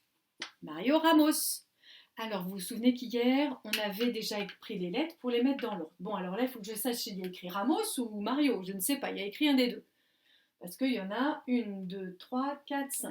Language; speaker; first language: French; native; French